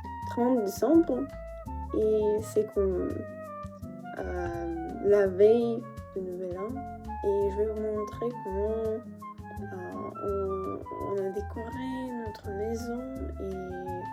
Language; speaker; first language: French; non-native, fluent; Russian